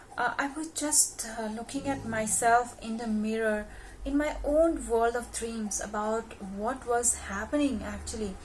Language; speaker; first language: English; non-native, local second language; Hindi